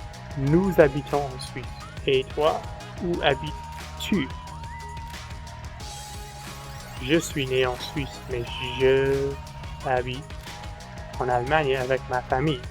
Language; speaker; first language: French; non-native, fluent; English